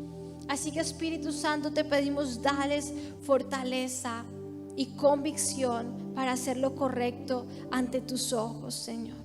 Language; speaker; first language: Spanish; native; Spanish